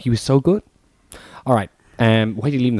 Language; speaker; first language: English; native; English